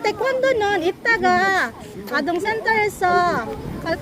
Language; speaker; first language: Korean; non-native, fluent; Filipino